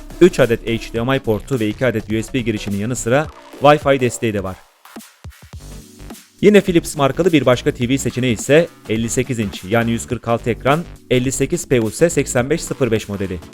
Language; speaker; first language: Turkish; native; Turkish